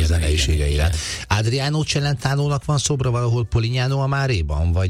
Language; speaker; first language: Hungarian; native; Hungarian